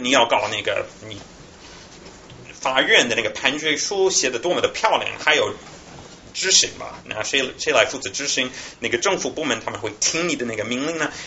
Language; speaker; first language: Chinese; non-native, fluent; English